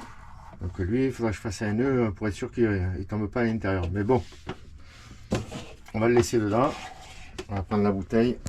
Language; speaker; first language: French; native; French